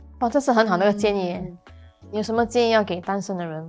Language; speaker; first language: Chinese; native; Chinese